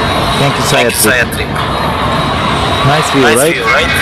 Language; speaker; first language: English; non-native, learner; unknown